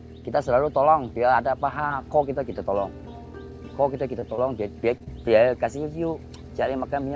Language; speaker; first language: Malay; non-native, local second language; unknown